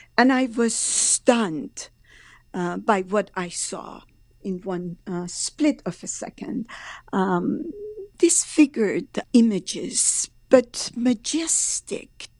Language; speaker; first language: English; non-native, fluent; Persian